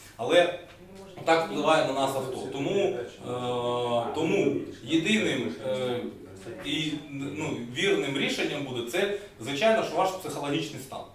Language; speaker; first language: Ukrainian; non-native, local second language; Russian